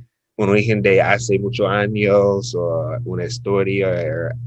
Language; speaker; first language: Spanish; non-native, learner; English